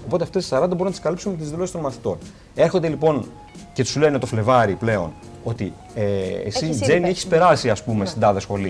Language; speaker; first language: Greek; native; Greek